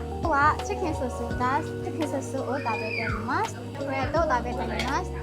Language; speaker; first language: Japanese; non-native, learner; Burmese